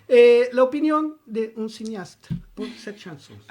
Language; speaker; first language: French; non-native, learner; Spanish